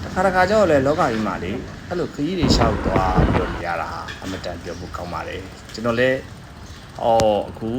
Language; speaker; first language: Burmese; non-native, local second language; Pa'o Karen